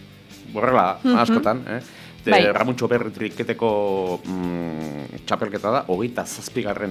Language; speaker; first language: Basque; native; Basque